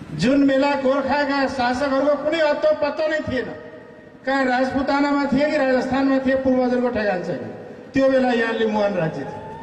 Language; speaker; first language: Nepali; non-native, local second language; Maithili